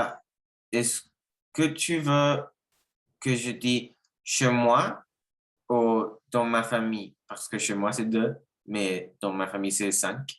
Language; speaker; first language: French; non-native, learner; Spanish